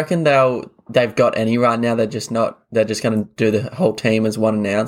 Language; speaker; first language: English; native; English